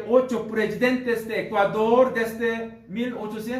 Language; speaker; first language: Spanish; non-native, learner; Korean